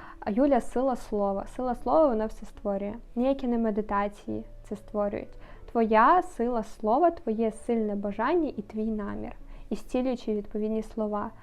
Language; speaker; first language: Ukrainian; non-native, local second language; Russian